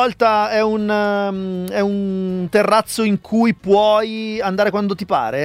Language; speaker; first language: Italian; native; Italian